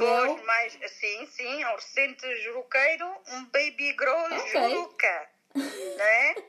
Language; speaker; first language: Portuguese; native; Portuguese